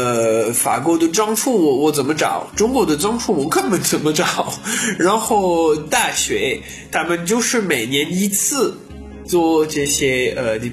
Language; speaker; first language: Chinese; non-native, learner; French